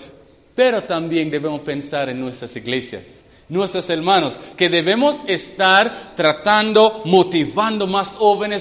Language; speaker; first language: Spanish; non-native, fluent; English